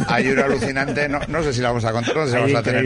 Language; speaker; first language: Spanish; native; Spanish